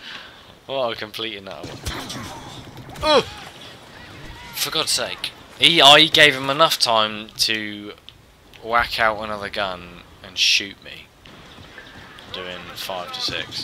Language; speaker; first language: English; native; English